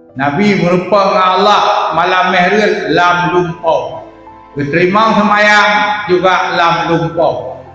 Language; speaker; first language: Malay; non-native, local second language; Achinese